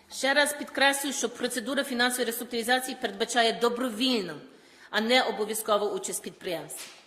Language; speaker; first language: Ukrainian; early bilingual, heritage; Ukrainian